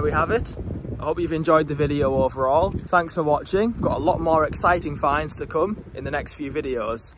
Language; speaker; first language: English; native; English